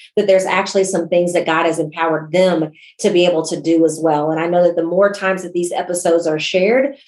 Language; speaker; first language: English; native; English